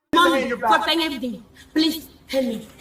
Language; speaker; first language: English; non-native, learner; Spanish